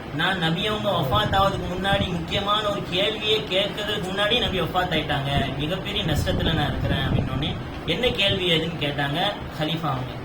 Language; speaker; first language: Tamil; native; Tamil